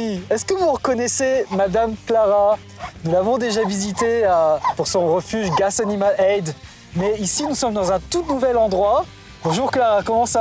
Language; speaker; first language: French; native; French